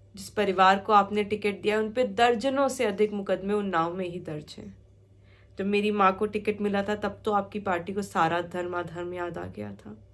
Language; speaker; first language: Hindi; native; Hindi